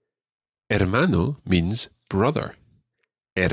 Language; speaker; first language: Spanish; non-native, fluent; English